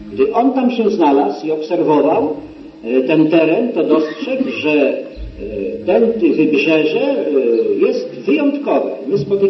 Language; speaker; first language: Polish; native; Polish